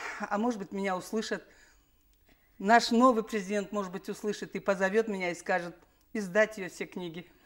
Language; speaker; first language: Russian; non-native, local second language; Karachay-Balkar